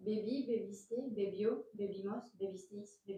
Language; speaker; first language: Spanish; non-native, learner; French